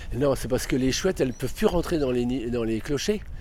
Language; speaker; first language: French; native; French